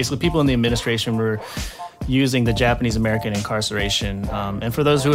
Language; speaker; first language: English; native; English